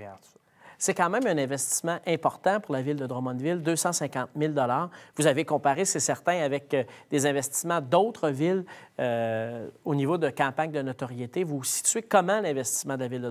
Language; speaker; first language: French; native; French